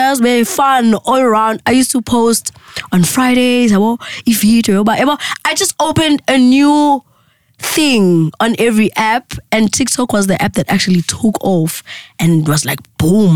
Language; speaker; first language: English; non-native, local second language; Xhosa